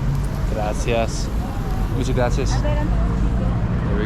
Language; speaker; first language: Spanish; non-native, learner; English